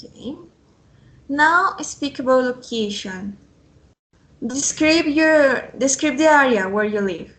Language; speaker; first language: English; non-native, fluent; Spanish